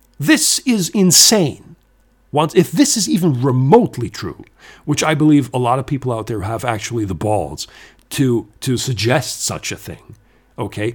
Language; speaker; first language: English; non-native, fluent; German